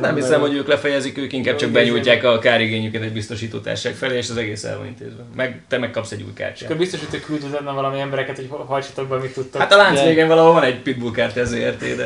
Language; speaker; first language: Hungarian; native; Hungarian